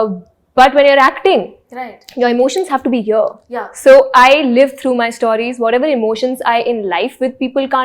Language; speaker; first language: English; non-native, local second language; Hindi